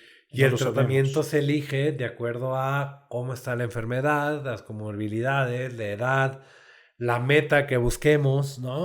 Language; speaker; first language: Spanish; native; Spanish